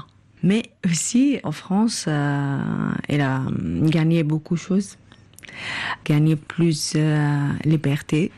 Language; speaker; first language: French; non-native, learner; Arabic